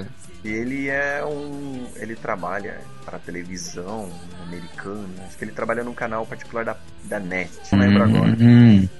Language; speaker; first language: Portuguese; native; Portuguese